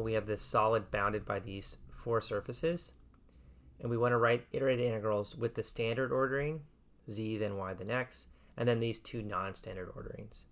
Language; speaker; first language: English; native; English